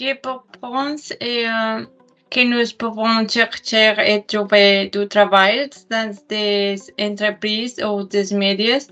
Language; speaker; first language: French; non-native, learner; Spanish